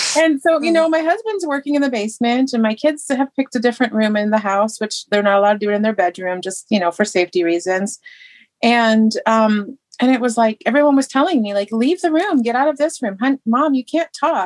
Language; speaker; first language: English; native; English